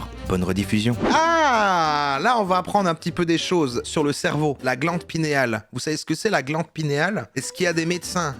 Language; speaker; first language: French; native; French